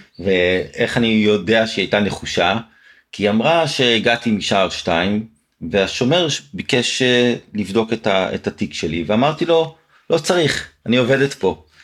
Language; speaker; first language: Hebrew; native; Hebrew